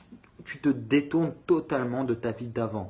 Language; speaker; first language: French; native; French